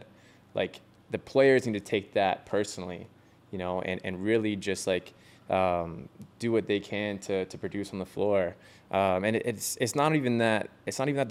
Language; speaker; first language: English; native; English